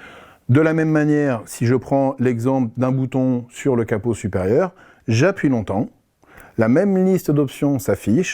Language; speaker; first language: French; native; French